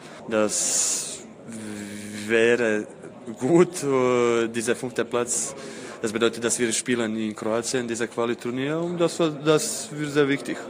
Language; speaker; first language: German; non-native, fluent; Croatian